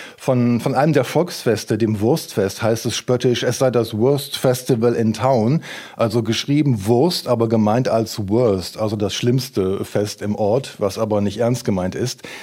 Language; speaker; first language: German; native; German